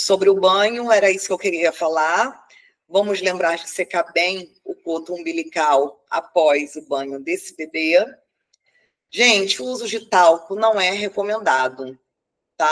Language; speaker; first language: Portuguese; native; Portuguese